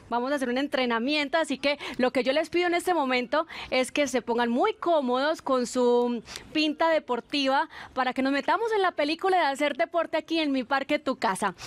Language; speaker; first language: Spanish; native; Spanish